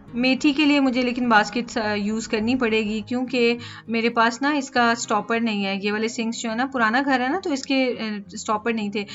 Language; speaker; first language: Urdu; non-native, local second language; Punjabi